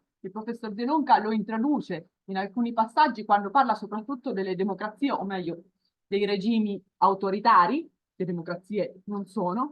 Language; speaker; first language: Italian; native; Italian